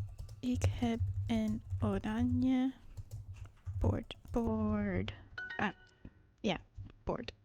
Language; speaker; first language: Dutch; non-native, learner; English